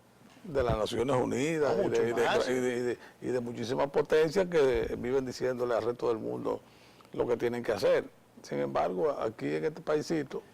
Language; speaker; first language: Spanish; native; Spanish